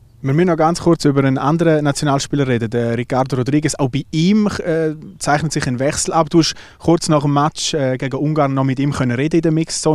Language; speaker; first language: German; native; German